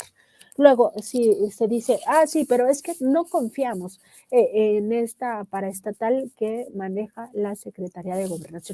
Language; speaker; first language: Spanish; native; Spanish